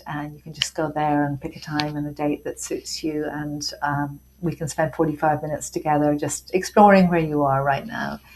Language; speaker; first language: English; native; English